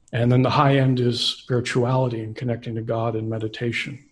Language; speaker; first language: English; native; English